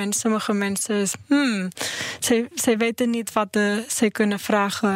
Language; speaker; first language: Dutch; non-native, learner; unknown